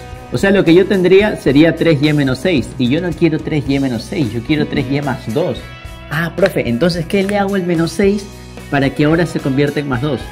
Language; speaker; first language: Spanish; native; Spanish